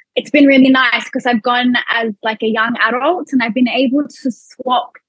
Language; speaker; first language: English; early bilingual, other home language; Arabic